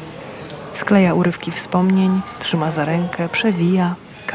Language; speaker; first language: Polish; native; Polish